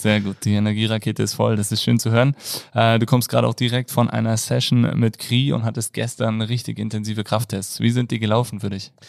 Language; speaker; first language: German; native; German